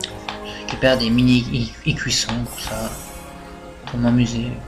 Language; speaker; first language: French; native; French